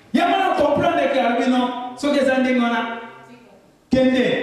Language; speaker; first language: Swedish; non-native, learner; Lingala